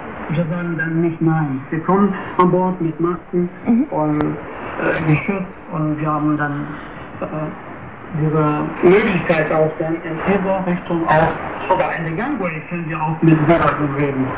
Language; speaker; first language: German; non-native, fluent; Portuguese